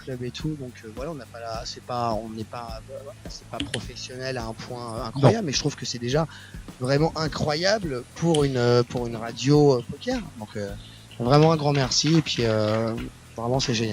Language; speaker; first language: French; native; French